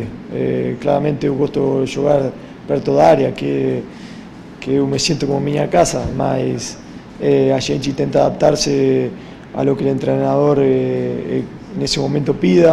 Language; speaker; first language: Portuguese; non-native, fluent; Spanish